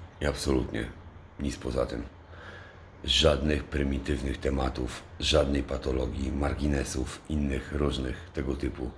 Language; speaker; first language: Polish; native; Polish